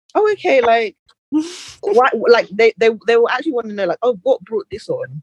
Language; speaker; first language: English; native; English